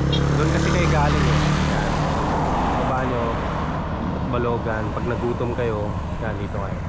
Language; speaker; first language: Filipino; native; Filipino